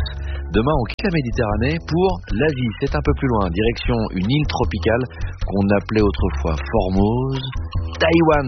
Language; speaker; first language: French; native; French